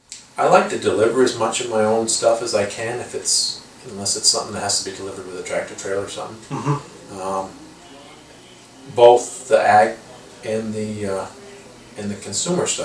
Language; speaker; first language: English; native; English